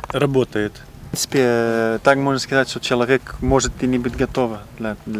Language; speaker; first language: Russian; non-native, learner; Dutch